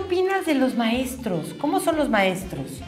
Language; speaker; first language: Spanish; native; Spanish